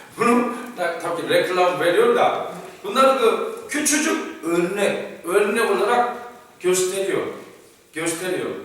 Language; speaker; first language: Turkish; non-native, fluent; Korean